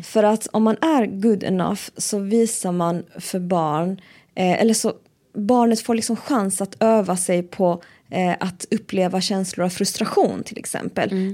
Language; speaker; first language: Swedish; native; Swedish